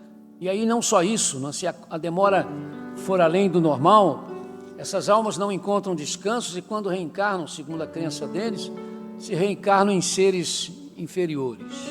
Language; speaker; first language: Portuguese; native; Portuguese